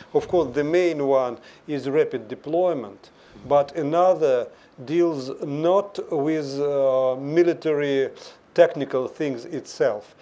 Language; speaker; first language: English; non-native, fluent; Russian